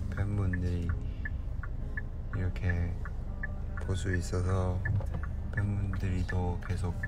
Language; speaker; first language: Korean; non-native, learner; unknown